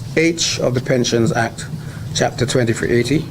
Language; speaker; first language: English; native; English